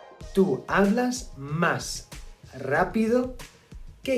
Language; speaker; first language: Spanish; non-native, fluent; English